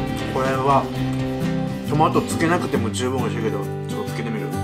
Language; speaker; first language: Japanese; native; Japanese